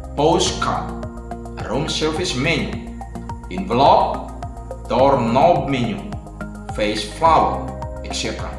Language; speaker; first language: English; non-native, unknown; Indonesian